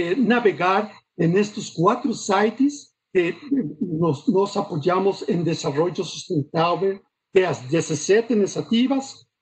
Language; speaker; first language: Portuguese; non-native, learner; Spanish